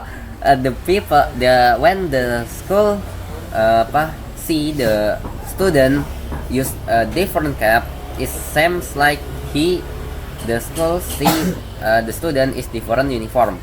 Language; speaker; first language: English; non-native, learner; Indonesian